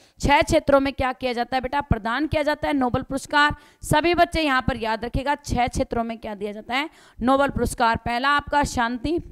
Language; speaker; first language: Hindi; native; Hindi